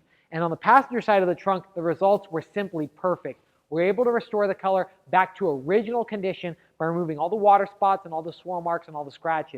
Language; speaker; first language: English; native; English